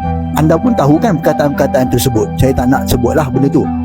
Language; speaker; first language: Malay; native; Malay